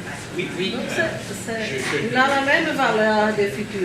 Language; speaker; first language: French; non-native, fluent; Portuguese